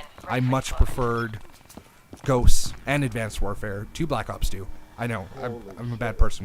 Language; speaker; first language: English; native; English